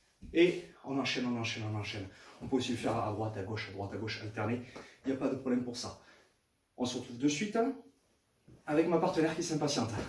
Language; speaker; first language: French; native; French